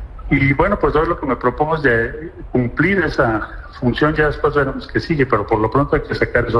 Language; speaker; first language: Spanish; native; Spanish